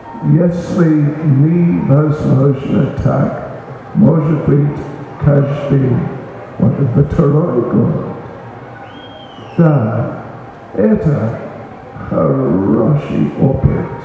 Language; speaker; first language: Russian; non-native, learner; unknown